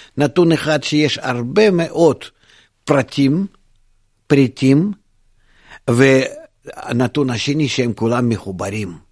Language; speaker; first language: Hebrew; non-native, fluent; Russian